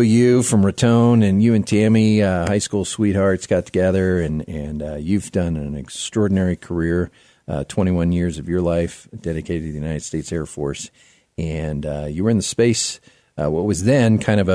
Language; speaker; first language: English; native; English